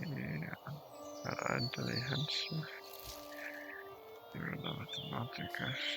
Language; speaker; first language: Spanish; non-native, learner; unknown